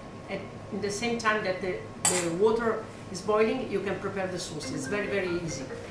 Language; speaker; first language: English; non-native, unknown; Italian